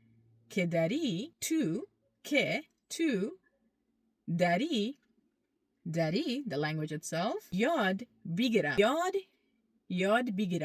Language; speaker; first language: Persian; early bilingual, heritage; Persian